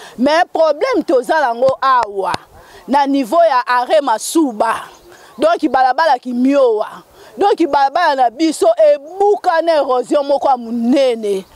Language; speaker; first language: Lingala; native; Lingala